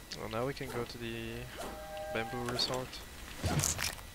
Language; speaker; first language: English; non-native, fluent; French